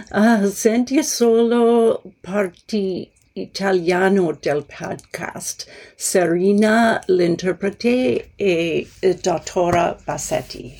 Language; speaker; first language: Italian; non-native, learner; English